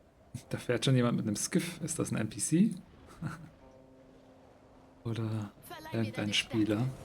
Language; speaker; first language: German; native; German